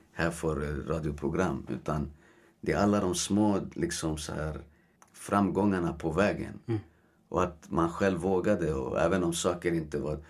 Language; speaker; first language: Swedish; early bilingual, other home language; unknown